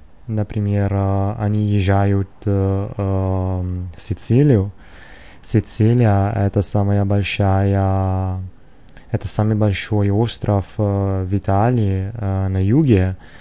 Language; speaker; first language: Russian; non-native, learner; Italian